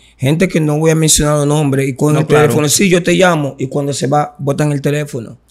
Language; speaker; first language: Spanish; native; Spanish